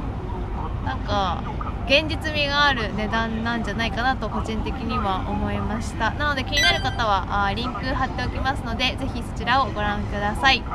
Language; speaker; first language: Japanese; native; Japanese